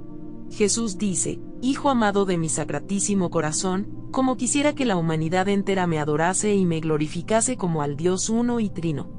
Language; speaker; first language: Spanish; native; Spanish